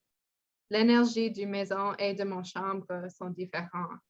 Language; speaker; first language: French; non-native, learner; English